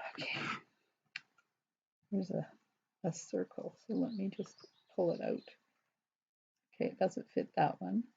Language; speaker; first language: English; native; English